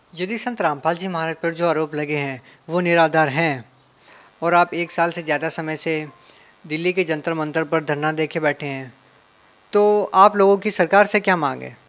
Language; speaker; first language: Hindi; native; Hindi